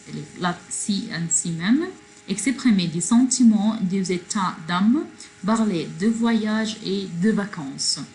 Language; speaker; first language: French; non-native, fluent; Arabic